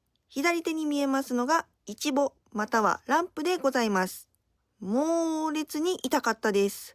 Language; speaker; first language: Japanese; native; Japanese